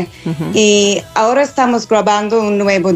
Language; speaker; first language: Spanish; non-native, learner; English